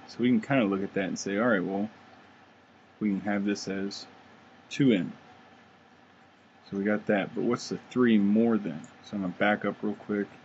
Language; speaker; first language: English; native; English